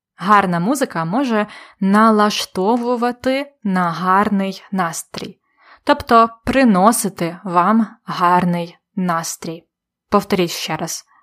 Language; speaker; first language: Ukrainian; native; Ukrainian